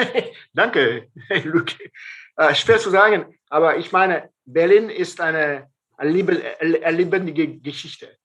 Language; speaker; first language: German; non-native, fluent; French